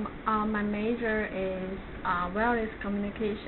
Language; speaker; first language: English; non-native, learner; Chinese